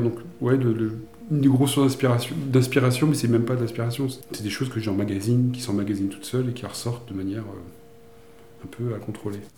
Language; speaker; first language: French; native; French